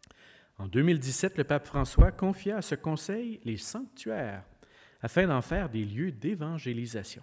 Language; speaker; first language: French; native; French